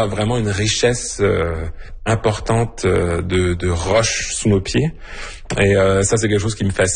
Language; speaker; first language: French; native; French